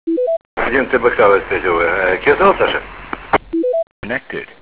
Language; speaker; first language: Russian; native; Russian